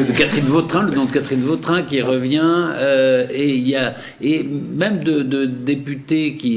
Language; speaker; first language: French; native; French